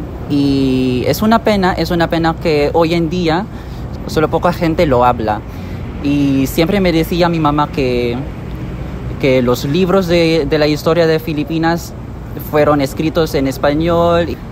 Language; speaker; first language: Spanish; non-native, fluent; Filipino